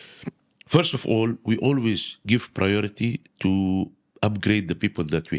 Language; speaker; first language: English; non-native, local second language; Arabic